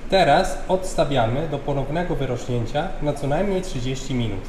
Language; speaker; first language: Polish; early bilingual, heritage; Italian